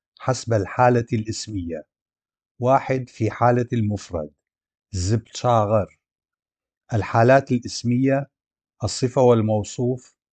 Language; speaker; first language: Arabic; non-native, local second language; Adyghe